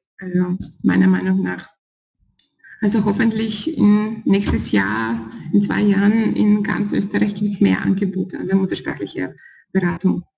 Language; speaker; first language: German; non-native, fluent; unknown